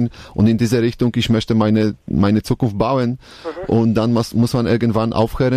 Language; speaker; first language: German; non-native, learner; Polish